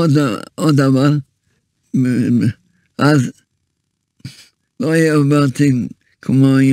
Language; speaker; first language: Hebrew; early bilingual, other home language; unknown